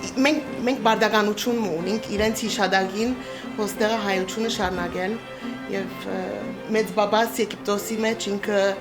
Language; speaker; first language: Armenian; early bilingual, heritage; Armenian